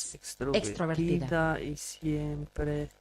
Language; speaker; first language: Spanish; non-native, learner; English